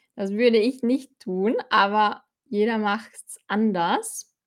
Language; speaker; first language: German; native; German